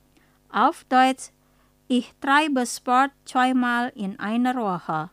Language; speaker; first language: German; non-native, fluent; Indonesian